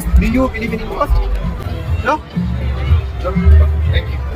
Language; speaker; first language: English; non-native, learner; Malayalam